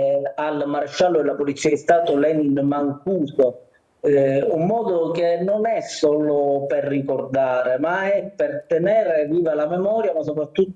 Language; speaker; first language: Italian; native; Italian